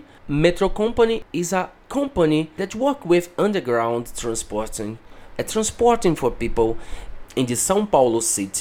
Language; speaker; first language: English; non-native, learner; Portuguese